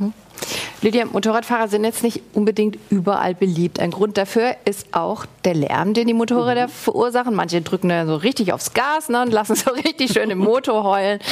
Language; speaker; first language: German; native; German